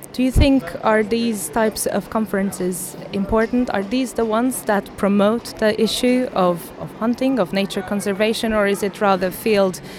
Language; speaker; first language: English; non-native, fluent; Hungarian